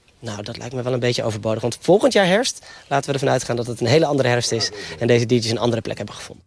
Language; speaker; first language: Dutch; native; Dutch